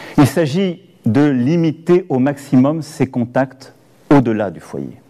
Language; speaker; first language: French; native; French